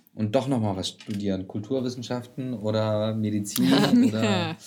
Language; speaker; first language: German; native; German